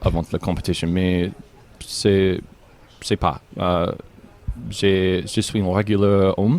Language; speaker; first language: French; non-native, learner; English